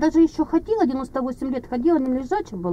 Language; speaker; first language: Russian; native; Russian